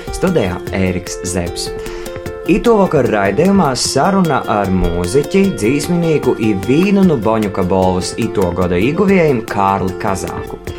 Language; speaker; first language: Latvian; native; Latvian